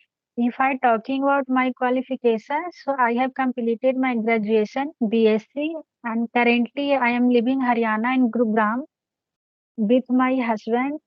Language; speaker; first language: English; non-native, learner; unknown